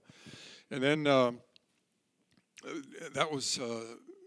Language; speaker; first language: English; native; English